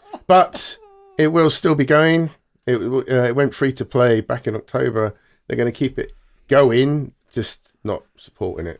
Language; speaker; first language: English; native; English